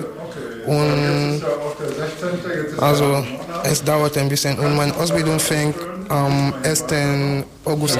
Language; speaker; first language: German; non-native, learner; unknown